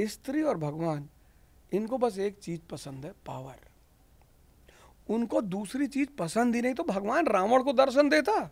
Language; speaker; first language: Hindi; native; Hindi